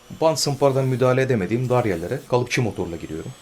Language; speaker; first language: Turkish; native; Turkish